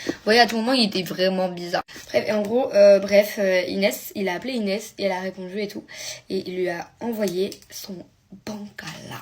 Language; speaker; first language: French; native; French